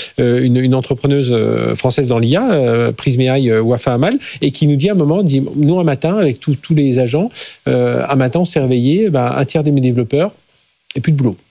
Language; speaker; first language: French; native; French